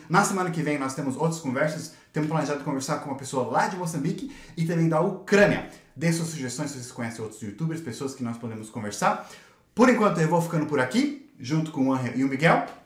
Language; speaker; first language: Portuguese; native; Portuguese